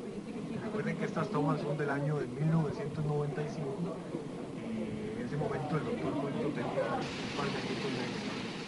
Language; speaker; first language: Spanish; native; Spanish